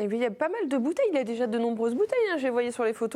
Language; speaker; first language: French; native; French